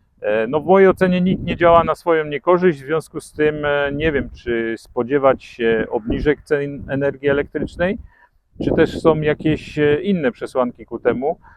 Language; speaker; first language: Polish; native; Polish